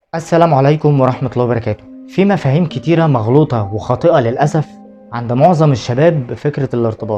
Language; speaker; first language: Arabic; native; Arabic